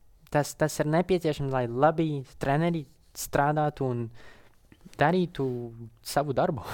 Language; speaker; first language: Latvian; non-native, local second language; Russian